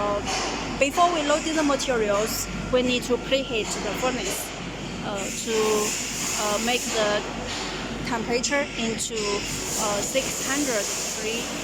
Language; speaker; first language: English; non-native, learner; Chinese